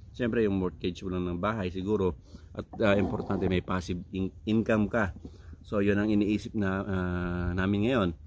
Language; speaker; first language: Filipino; non-native, local second language; Iloko